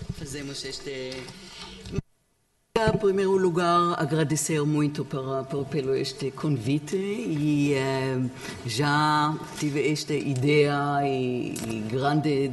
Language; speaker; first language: Portuguese; non-native, learner; Hebrew